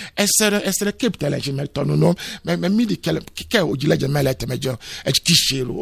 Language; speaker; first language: Hungarian; non-native, fluent; Yoruba